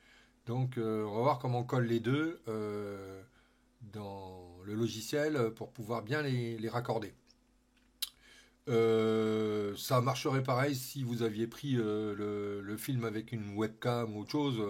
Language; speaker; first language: French; native; French